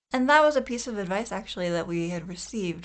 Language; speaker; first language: English; native; English